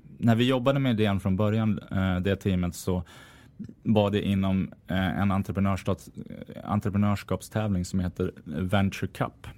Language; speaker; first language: Swedish; native; Swedish